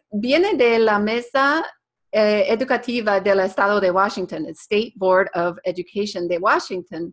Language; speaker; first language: Spanish; non-native, fluent; English